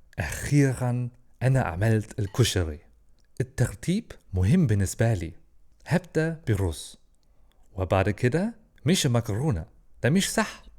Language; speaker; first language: Egyptian Arabic; non-native, learner; German